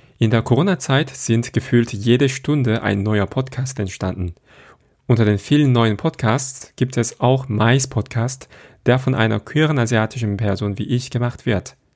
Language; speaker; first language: German; non-native, fluent; Korean